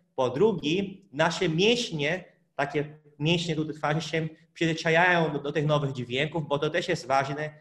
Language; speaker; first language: Polish; non-native, fluent; Portuguese